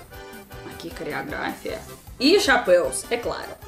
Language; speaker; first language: Portuguese; non-native, learner; Russian